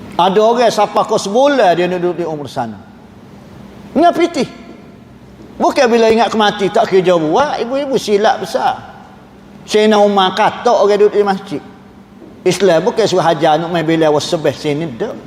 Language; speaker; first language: Malay; native; Malay